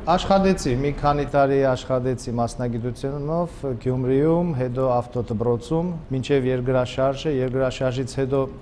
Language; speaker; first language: Armenian; native; Armenian